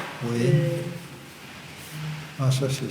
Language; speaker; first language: French; non-native, learner; English